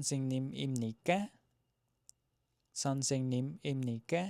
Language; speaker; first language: Korean; non-native, fluent; Khmer